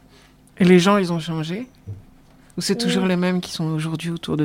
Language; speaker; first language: French; native; French